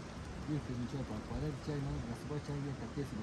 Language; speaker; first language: Persian; native; Persian